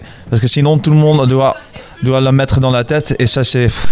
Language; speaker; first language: French; non-native, fluent; Dutch